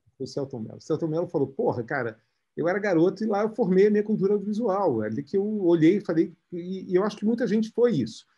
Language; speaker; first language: Portuguese; native; Portuguese